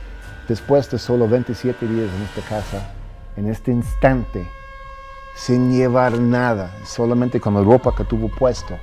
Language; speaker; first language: Spanish; early bilingual, heritage; English